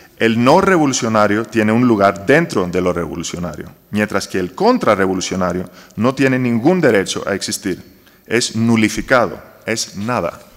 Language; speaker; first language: Spanish; non-native, fluent; Greek